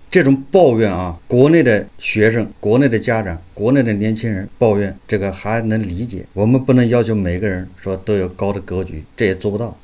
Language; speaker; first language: Chinese; native; Chinese